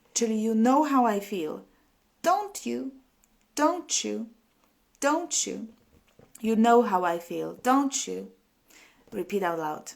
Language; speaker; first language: English; non-native, fluent; Polish